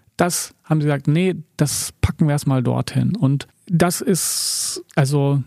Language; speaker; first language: German; early bilingual, other home language; Serbian